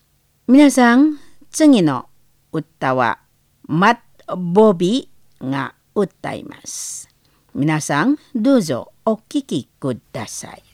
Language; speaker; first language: Japanese; non-native, learner; Indonesian